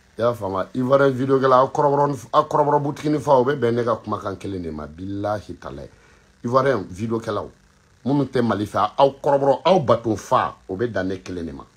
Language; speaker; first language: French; non-native, local second language; Bambara